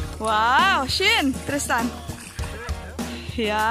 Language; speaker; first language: German; non-native, learner; Filipino